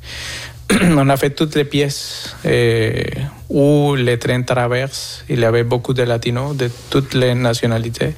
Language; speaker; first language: French; non-native, fluent; Spanish